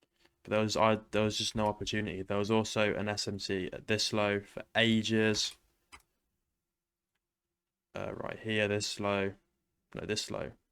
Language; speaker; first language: English; native; English